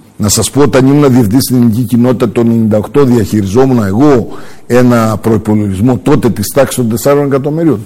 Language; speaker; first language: Greek; early bilingual, heritage; Greek